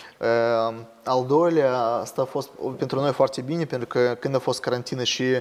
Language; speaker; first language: Romanian; non-native, learner; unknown